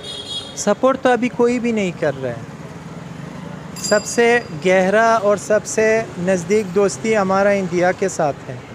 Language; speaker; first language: Hindi; non-native, learner; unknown